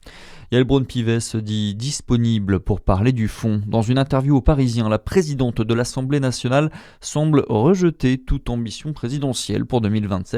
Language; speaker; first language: French; native; French